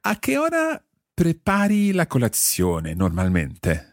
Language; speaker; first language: Italian; non-native, fluent; English